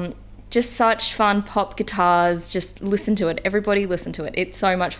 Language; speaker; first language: English; native; English